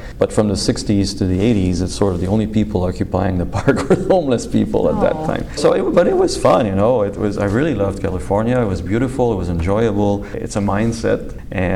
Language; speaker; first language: English; native; English